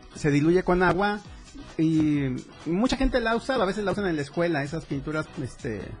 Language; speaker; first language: Spanish; native; Spanish